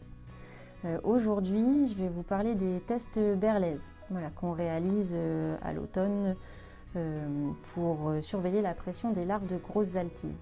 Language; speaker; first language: French; native; French